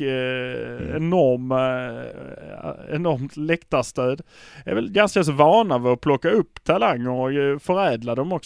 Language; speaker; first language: Swedish; native; Swedish